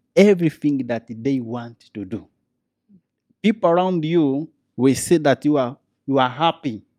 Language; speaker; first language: English; non-native, learner; Portuguese